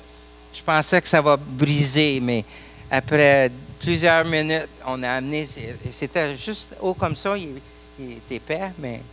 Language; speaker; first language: French; non-native, local second language; English